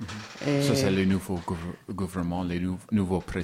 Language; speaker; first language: French; non-native, learner; English